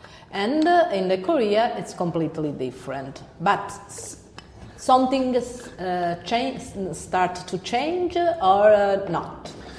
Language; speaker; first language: English; non-native, learner; Italian